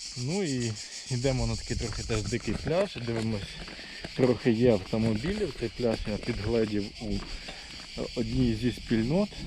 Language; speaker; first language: Ukrainian; non-native, local second language; Russian